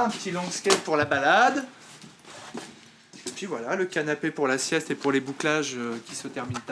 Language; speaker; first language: French; native; French